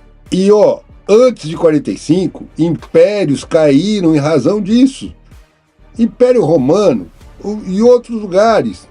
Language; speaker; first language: Portuguese; native; Portuguese